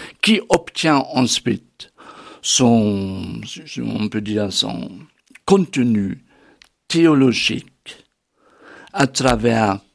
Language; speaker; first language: French; non-native, fluent; German